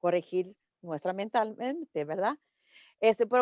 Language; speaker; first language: Spanish; early bilingual, heritage; English